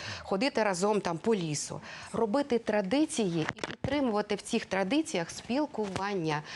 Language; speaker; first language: Ukrainian; non-native, local second language; Russian